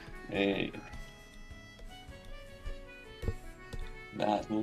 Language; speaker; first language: Japanese; non-native, fluent; Spanish